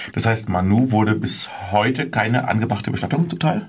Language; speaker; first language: German; native; German